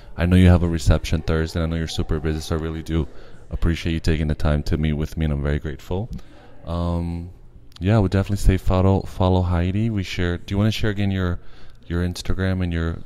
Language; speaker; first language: English; non-native, fluent; Portuguese